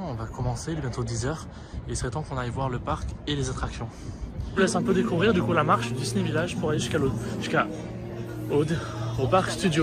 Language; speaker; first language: French; native; French